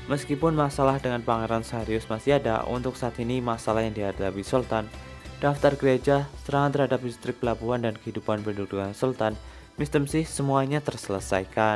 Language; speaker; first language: Indonesian; native; Indonesian